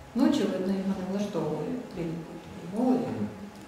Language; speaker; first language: Ukrainian; native; Ukrainian